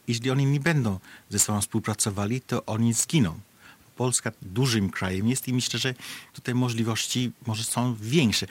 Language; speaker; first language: Polish; non-native, fluent; Bangla